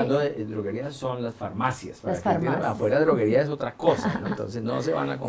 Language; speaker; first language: Spanish; native; Spanish